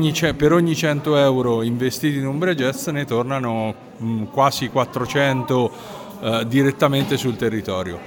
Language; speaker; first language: Italian; native; Italian